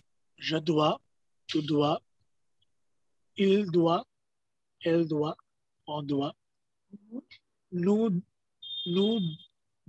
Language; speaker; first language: French; non-native, learner; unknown